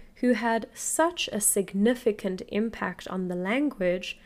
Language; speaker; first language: English; native; English